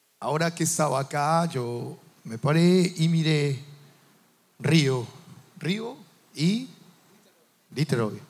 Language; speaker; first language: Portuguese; non-native, learner; Spanish